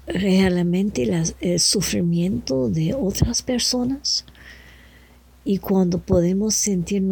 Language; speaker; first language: Spanish; non-native, learner; English